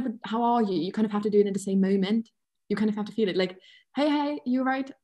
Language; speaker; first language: English; non-native, fluent; German